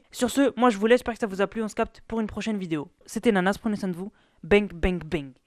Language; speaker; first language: French; native; French